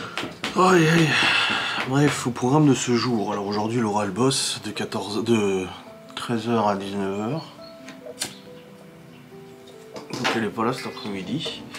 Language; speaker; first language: French; native; French